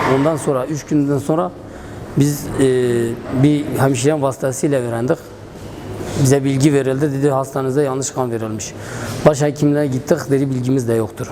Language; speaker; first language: Turkish; non-native, local second language; Kurdish